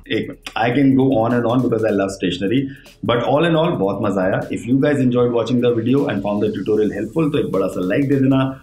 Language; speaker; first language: Hindi; native; Hindi